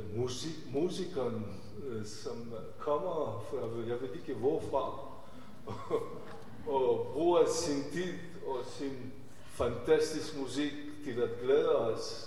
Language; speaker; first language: Danish; non-native, fluent; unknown